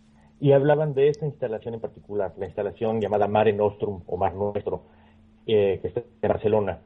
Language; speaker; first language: Spanish; native; Spanish